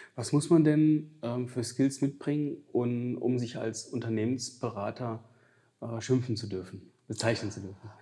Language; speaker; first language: German; native; German